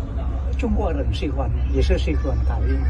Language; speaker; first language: Chinese; non-native, learner; Indonesian